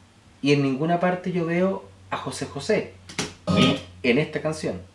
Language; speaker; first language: Spanish; native; Spanish